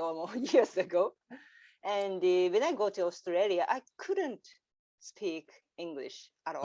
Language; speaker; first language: English; non-native, learner; Japanese